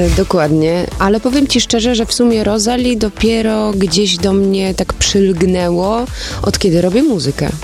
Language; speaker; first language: Polish; early bilingual, other home language; German